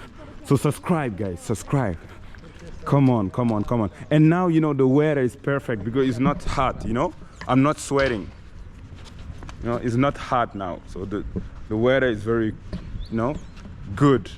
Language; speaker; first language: English; non-native, fluent; French